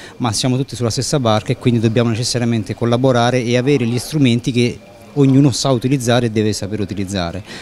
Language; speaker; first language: Italian; native; Italian